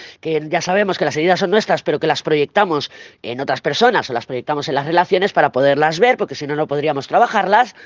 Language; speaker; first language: Spanish; native; Spanish